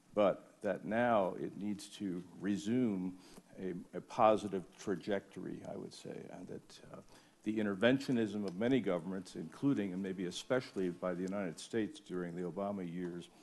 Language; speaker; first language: English; native; English